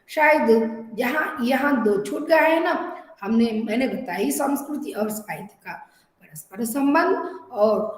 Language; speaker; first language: Hindi; non-native, local second language; Telugu